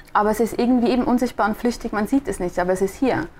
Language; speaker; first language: German; non-native, local second language; Swiss German